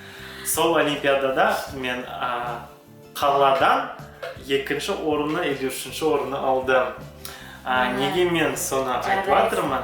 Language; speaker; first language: Kazakh; non-native, local second language; Uyghur